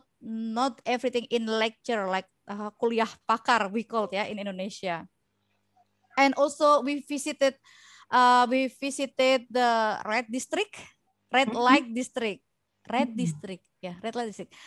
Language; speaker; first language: English; non-native, learner; Indonesian